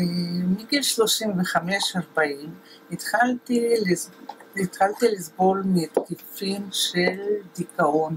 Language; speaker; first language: Hebrew; non-native, fluent; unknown